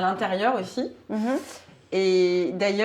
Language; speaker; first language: French; native; French